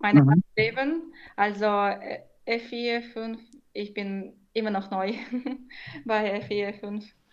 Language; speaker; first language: German; non-native, fluent; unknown